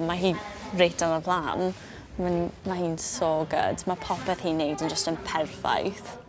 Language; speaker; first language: Welsh; non-native, local second language; English